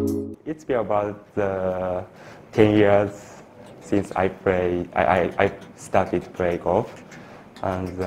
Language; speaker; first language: English; non-native, learner; Japanese